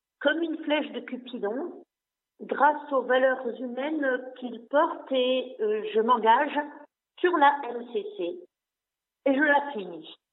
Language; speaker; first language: French; non-native, local second language; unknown